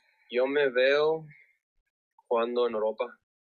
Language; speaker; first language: Spanish; early bilingual, heritage; Spanish